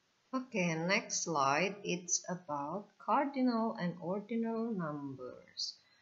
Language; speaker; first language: English; non-native, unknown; Indonesian